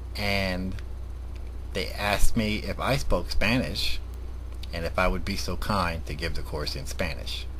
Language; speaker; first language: English; early bilingual, other home language; Spanish